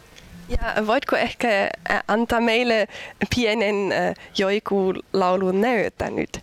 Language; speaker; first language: Finnish; non-native, learner; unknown